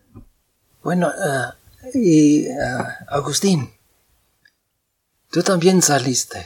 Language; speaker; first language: Spanish; non-native, fluent; English